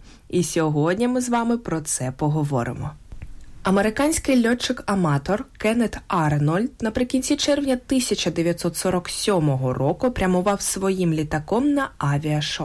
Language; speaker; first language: Ukrainian; native; Ukrainian